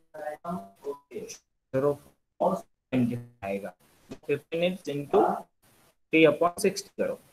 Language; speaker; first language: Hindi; non-native, local second language; Marathi